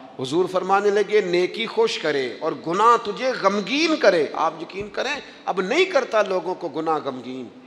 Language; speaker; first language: Urdu; non-native, local second language; Punjabi